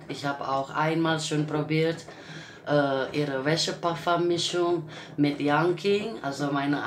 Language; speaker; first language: German; non-native, learner; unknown